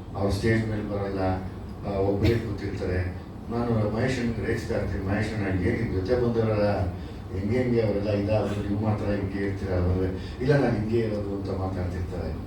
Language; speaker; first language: Kannada; native; Kannada